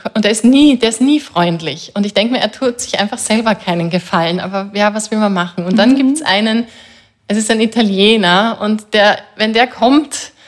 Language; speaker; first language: German; native; German